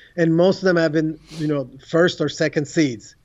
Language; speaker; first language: English; non-native, fluent; Turkish